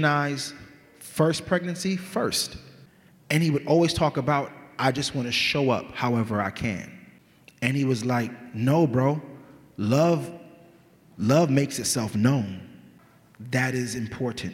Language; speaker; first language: English; native; English